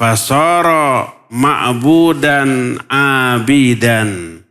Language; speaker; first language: Arabic; non-native, fluent; Indonesian